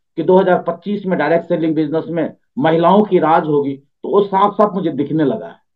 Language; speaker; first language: Hindi; native; Hindi